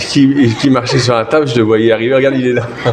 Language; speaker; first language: French; native; French